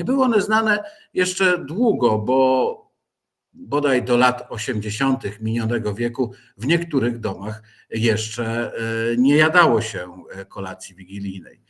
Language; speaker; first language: Polish; native; Polish